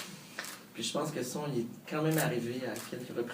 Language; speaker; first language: French; native; French